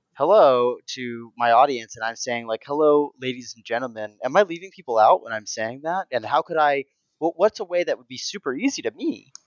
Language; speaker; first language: English; native; English